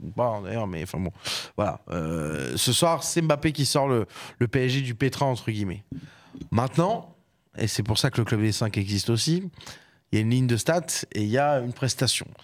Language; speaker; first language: French; native; French